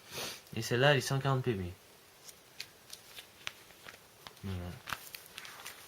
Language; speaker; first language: French; native; French